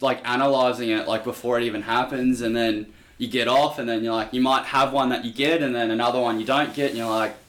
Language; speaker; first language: English; native; English